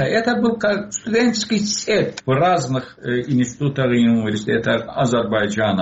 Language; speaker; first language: Russian; non-native, local second language; Azerbaijani